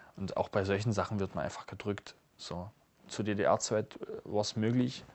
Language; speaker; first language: German; non-native, local second language; Upper Sorbian